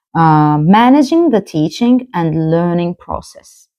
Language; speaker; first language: English; non-native, fluent; Azerbaijani